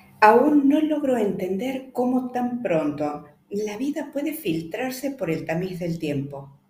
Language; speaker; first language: Spanish; native; Spanish